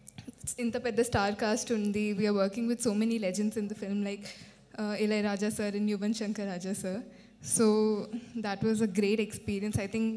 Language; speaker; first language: Telugu; non-native, local second language; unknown